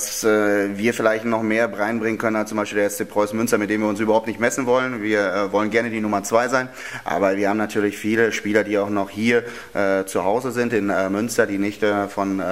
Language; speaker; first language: German; native; German